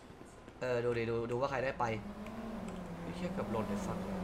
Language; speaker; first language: Thai; native; Thai